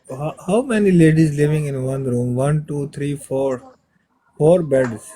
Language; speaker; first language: English; non-native, learner; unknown